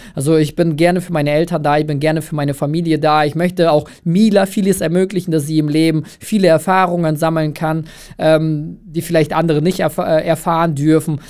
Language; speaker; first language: German; early bilingual, other home language; Russian